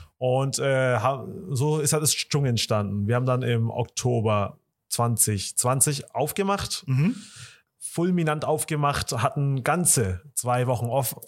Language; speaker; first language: German; early bilingual, other home language; Vietnamese